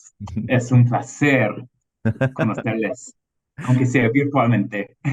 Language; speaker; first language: Spanish; non-native, fluent; English